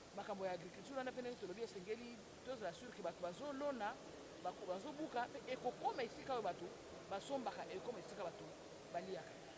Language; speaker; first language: Lingala; native; Lingala